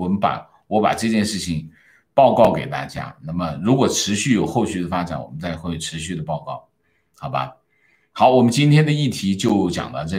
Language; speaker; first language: Chinese; native; Chinese